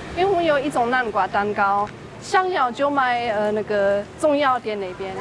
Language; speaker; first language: Chinese; non-native, fluent; German